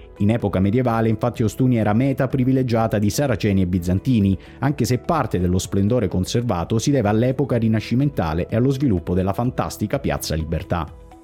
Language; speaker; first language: Italian; native; Italian